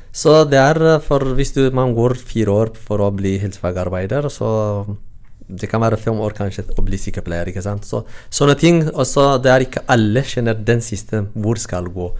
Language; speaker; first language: Norwegian; non-native, learner; Tigrinya